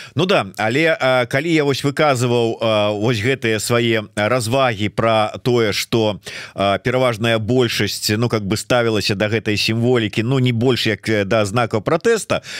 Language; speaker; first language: Belarusian; non-native, local second language; Russian